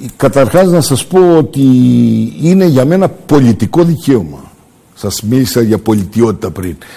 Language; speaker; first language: Greek; early bilingual, heritage; Greek